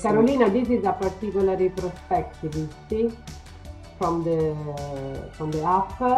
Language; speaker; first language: English; non-native, learner; Italian